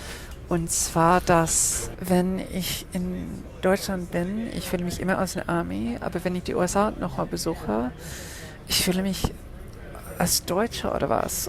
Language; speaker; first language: German; non-native, fluent; English